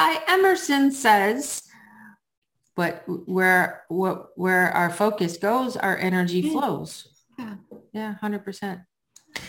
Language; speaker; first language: English; native; English